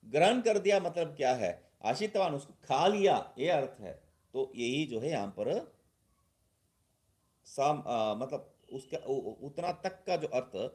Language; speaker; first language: Hindi; non-native, local second language; Tamil